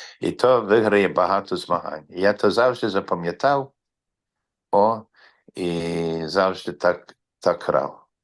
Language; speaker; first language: Ukrainian; early bilingual, heritage; Ukrainian